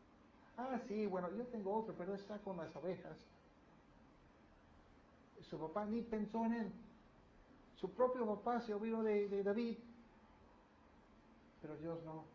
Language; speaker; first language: Spanish; non-native, fluent; English